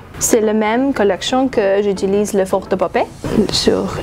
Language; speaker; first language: French; non-native, learner; English